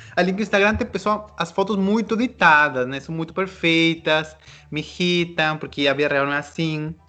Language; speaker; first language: Portuguese; non-native, fluent; Spanish